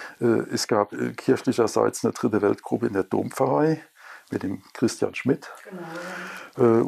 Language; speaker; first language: German; native; German